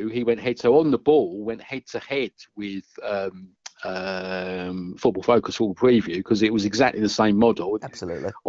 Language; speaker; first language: English; native; English